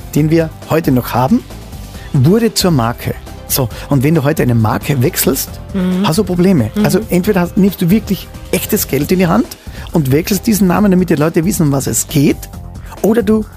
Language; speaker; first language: German; native; German